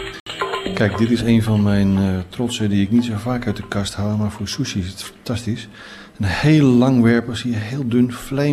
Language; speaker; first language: Dutch; native; Dutch